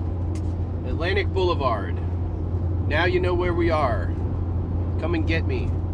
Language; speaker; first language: English; native; English